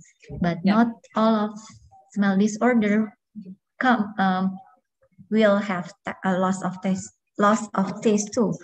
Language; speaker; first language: English; non-native, fluent; Indonesian